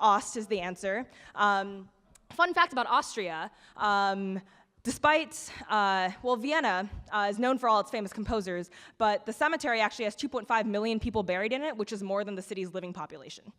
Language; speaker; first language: English; native; English